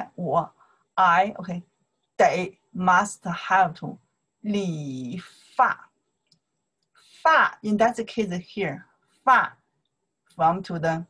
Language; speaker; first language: English; non-native, learner; Chinese